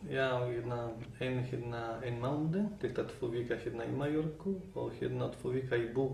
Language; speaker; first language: Icelandic; non-native, learner; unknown